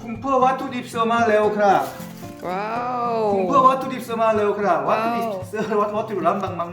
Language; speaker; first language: Thai; non-native, learner; Korean